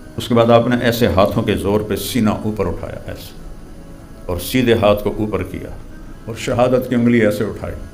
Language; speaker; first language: Urdu; non-native, local second language; Punjabi